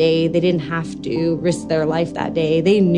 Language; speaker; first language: English; native; English